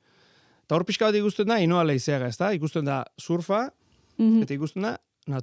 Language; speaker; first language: Basque; native; Basque